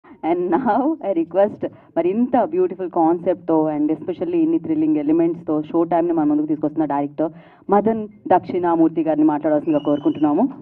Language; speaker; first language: Telugu; native; Telugu